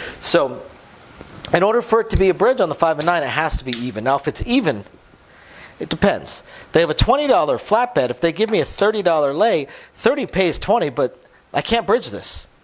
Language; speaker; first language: English; native; English